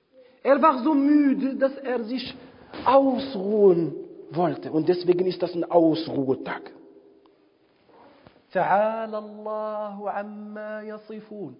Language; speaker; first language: German; non-native, fluent; Arabic